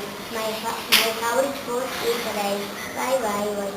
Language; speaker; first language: English; non-native, learner; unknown